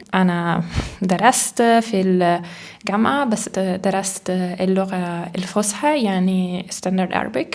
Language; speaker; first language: Arabic; non-native, learner; Italian